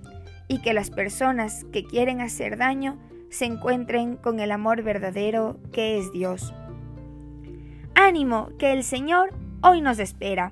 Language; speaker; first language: Spanish; native; Spanish